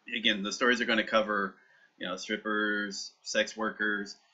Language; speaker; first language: English; native; English